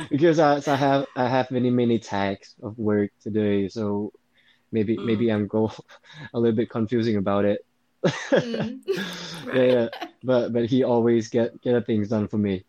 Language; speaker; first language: English; non-native, fluent; Thai